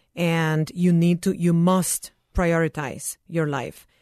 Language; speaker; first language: English; non-native, fluent; Spanish